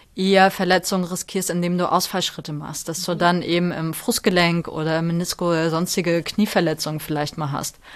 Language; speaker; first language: German; native; German